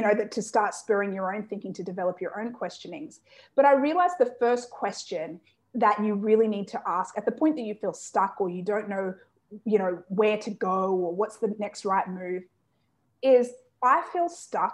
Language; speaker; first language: English; native; English